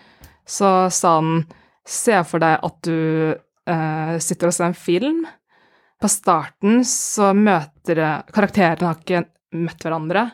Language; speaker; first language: Norwegian; non-native, fluent; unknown